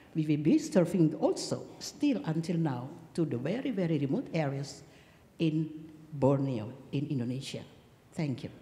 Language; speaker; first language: English; non-native, fluent; Indonesian